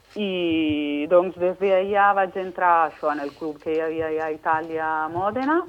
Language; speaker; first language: Catalan; non-native, fluent; Italian